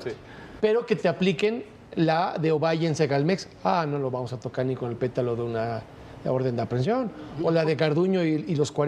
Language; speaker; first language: Spanish; native; Spanish